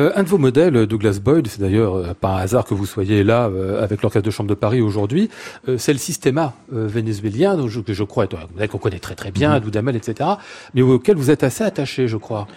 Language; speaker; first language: French; native; French